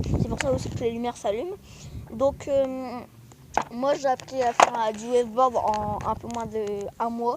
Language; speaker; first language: French; native; French